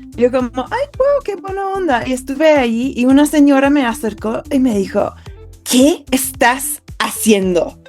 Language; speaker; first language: Spanish; non-native, fluent; English